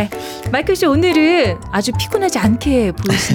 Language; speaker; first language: Korean; native; Korean